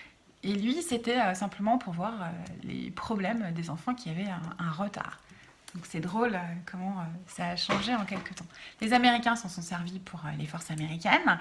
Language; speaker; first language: French; native; French